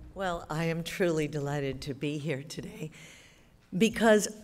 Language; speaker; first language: English; native; English